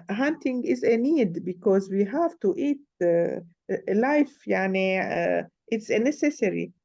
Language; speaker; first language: English; non-native, learner; Arabic